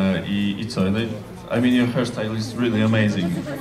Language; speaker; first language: English; non-native, fluent; Polish